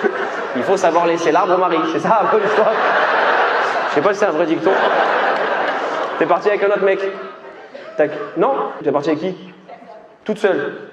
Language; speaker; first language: French; native; French